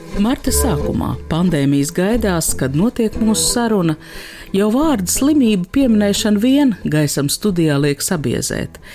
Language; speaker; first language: Latvian; native; Latvian